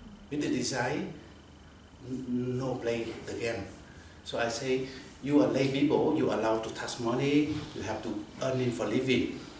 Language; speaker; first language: English; non-native, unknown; Vietnamese